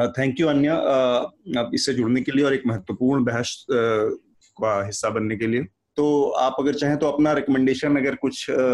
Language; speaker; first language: Hindi; native; Hindi